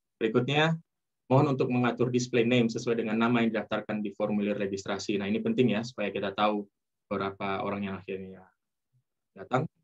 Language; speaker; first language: Indonesian; native; Indonesian